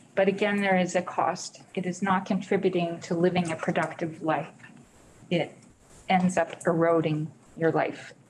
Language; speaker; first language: English; native; English